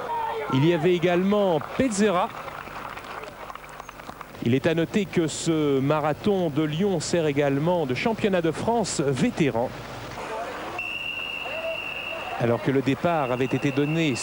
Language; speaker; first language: French; native; French